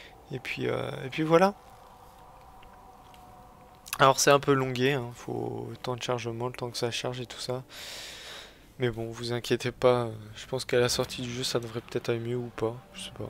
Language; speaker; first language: French; native; French